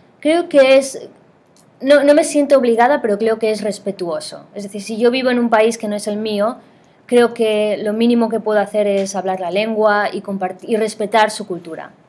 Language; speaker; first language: Spanish; native; Spanish